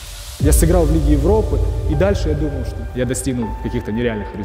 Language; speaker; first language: Russian; native; Russian